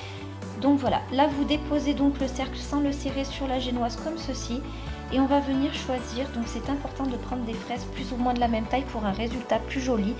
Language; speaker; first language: French; native; French